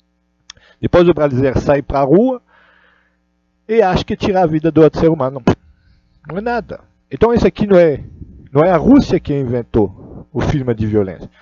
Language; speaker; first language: Portuguese; non-native, learner; Russian